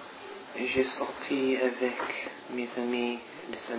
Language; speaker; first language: French; non-native, learner; English